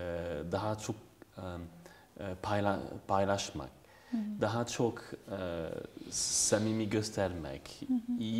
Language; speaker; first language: Turkish; non-native, fluent; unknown